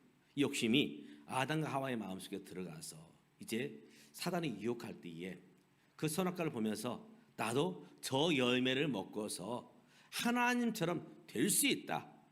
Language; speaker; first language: Korean; native; Korean